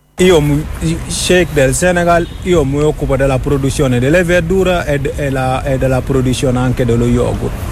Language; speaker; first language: Italian; non-native, fluent; Wolof